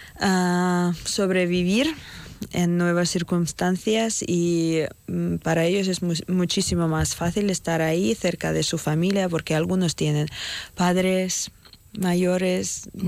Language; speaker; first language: Spanish; non-native, fluent; Ukrainian